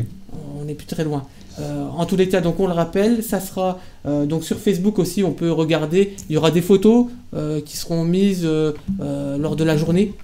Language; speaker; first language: French; native; French